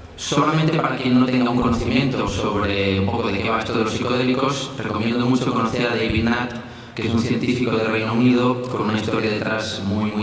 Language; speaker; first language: Spanish; native; Spanish